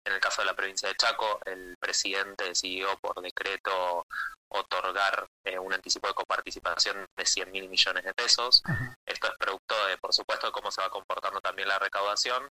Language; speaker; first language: Spanish; native; Spanish